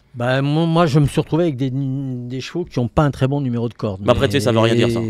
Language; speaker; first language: French; native; French